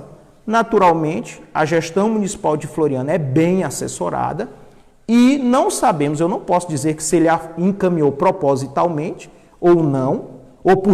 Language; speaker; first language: Portuguese; native; Portuguese